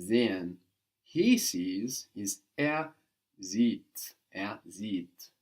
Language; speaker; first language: German; non-native, fluent; English